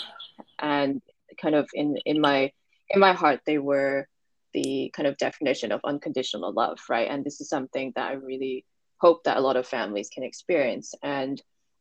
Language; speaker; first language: English; non-native, local second language; Cantonese